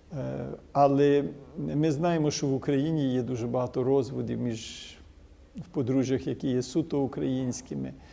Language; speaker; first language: Ukrainian; early bilingual, heritage; Ukrainian